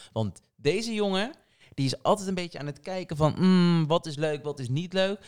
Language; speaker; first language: Dutch; early bilingual, other home language; Portuguese